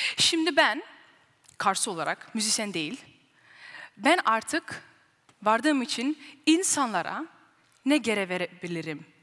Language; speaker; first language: Turkish; early bilingual, heritage; Turkish